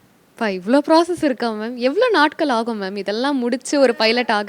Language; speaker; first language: Tamil; native; Tamil